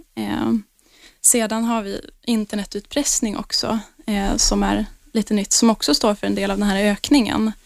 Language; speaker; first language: Swedish; native; Swedish